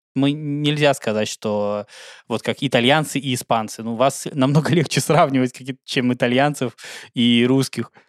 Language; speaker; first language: Russian; native; Russian